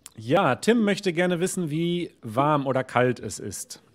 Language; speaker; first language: German; native; German